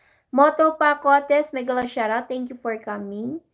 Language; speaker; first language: English; non-native, local second language; Filipino